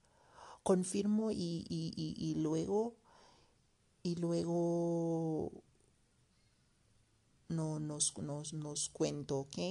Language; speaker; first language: Spanish; non-native, learner; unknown